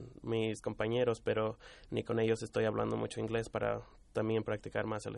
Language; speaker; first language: Spanish; early bilingual, heritage; Spanish